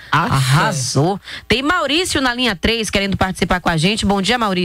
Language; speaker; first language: Portuguese; native; Portuguese